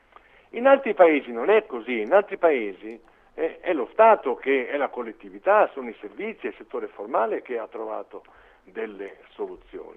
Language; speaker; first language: Italian; native; Italian